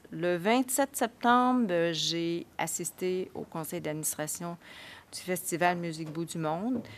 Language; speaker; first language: French; native; French